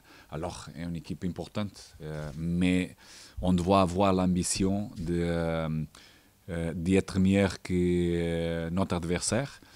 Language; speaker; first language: French; non-native, fluent; Portuguese